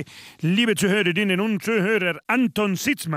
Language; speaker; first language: German; non-native, fluent; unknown